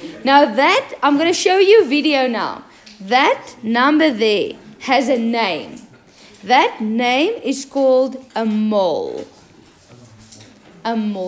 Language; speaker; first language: English; non-native, local second language; Afrikaans